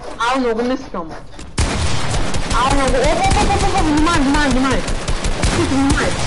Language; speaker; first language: Bulgarian; native; Bulgarian